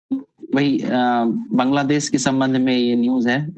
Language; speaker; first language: Hindi; native; Hindi